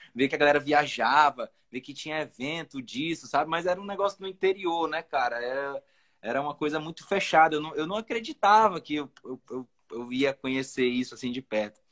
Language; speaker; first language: Portuguese; native; Portuguese